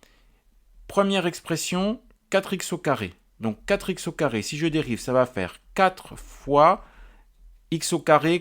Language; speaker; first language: French; native; French